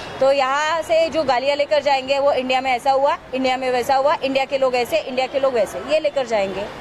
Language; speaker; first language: Hindi; non-native, local second language; Marathi